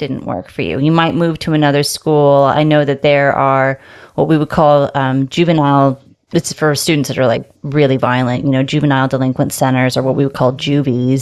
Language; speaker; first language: English; native; English